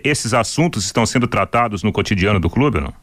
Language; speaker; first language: Portuguese; native; Portuguese